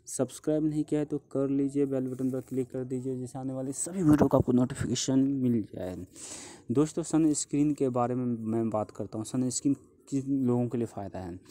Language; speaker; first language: Hindi; native; Hindi